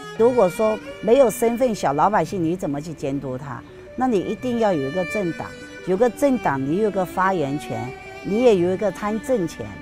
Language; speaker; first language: Chinese; non-native, local second language; Hakka Chinese